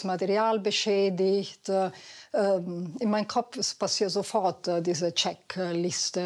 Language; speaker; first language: German; non-native, fluent; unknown